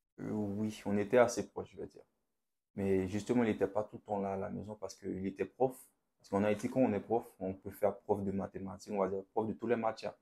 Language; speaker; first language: French; non-native, local second language; Haitian Creole